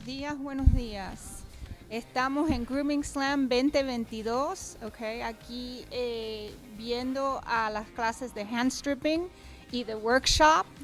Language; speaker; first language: Spanish; early bilingual, other home language; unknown